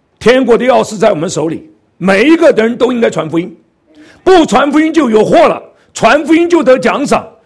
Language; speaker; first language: Chinese; non-native, local second language; Cantonese